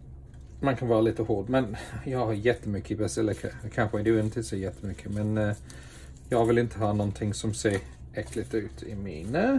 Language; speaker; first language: Swedish; non-native, fluent; English